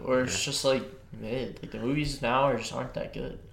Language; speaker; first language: English; native; English